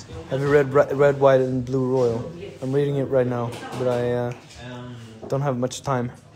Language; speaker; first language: English; non-native, fluent; Swedish